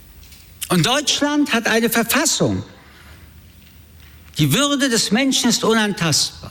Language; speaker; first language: German; early bilingual, other home language; French